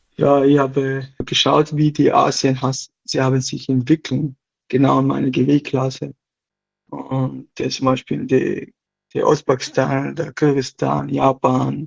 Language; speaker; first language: German; non-native, learner; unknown